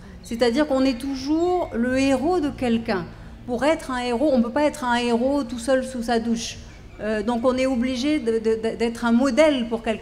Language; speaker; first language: French; native; French